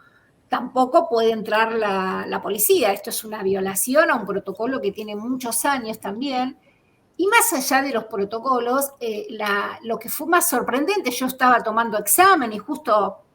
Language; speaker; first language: Spanish; native; Spanish